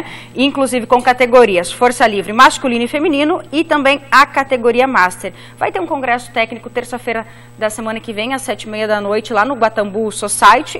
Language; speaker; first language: Portuguese; native; Portuguese